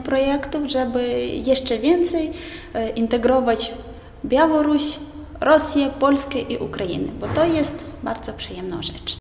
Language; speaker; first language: Polish; non-native, fluent; Ukrainian